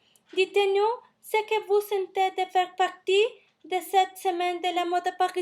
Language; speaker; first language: French; non-native, learner; Spanish